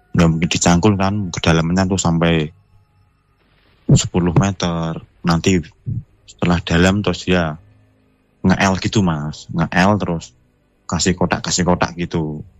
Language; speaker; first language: Indonesian; non-native, local second language; Javanese